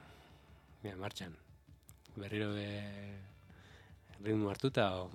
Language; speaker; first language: Basque; native; Basque